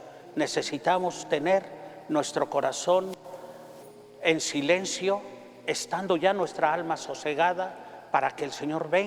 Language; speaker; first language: Spanish; native; Spanish